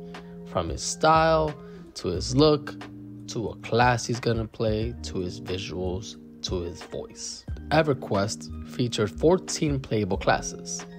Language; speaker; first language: English; native; English